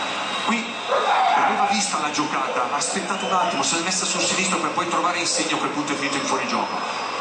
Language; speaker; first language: Italian; native; Italian